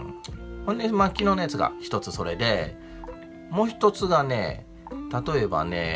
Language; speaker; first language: Japanese; native; Japanese